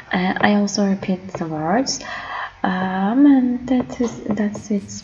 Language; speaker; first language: English; non-native, learner; Turkish